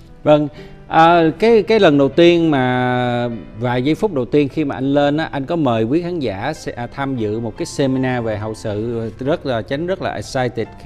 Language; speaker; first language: Vietnamese; early bilingual, heritage; Vietnamese